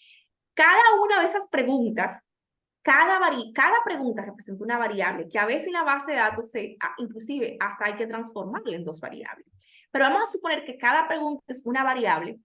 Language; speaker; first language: Spanish; native; Spanish